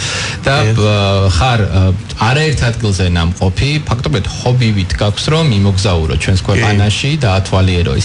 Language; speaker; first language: Georgian; native; Georgian